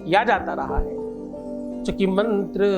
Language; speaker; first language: Hindi; native; Hindi